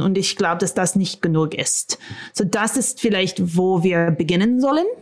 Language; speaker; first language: German; non-native, fluent; English